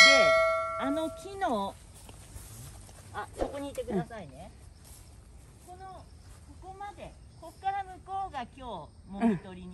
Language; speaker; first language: Japanese; native; Japanese